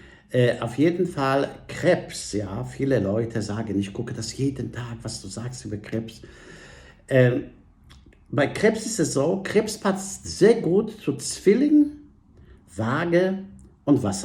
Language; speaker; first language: German; non-native, fluent; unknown